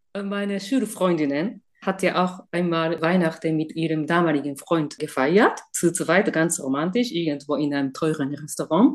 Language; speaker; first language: German; non-native, fluent; Japanese